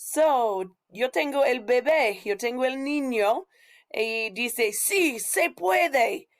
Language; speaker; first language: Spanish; non-native, fluent; English